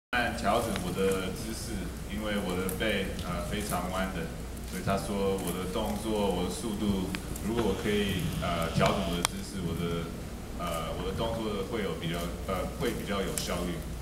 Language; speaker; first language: Chinese; early bilingual, heritage; English